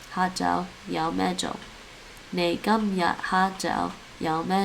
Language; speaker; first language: Chinese; non-native, learner; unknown